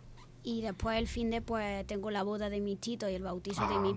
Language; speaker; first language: Spanish; native; Spanish